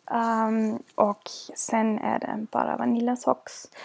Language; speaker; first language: Swedish; non-native, fluent; German